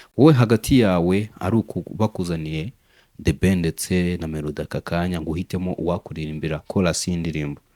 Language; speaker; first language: Kinyarwanda; native; Kinyarwanda